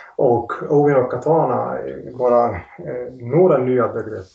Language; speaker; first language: Swedish; non-native, fluent; Hungarian